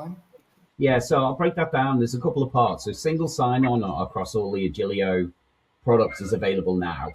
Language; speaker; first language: English; native; English